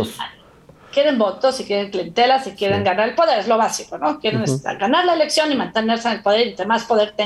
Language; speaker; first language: Spanish; native; Spanish